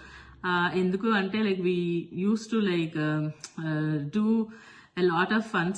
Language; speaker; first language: Telugu; native; Telugu